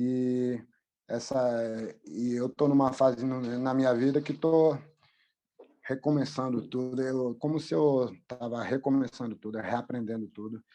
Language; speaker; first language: Portuguese; non-native, fluent; French